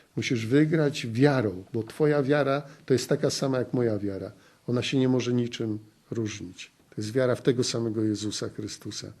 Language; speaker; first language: Polish; native; Polish